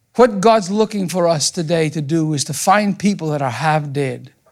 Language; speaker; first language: English; native; English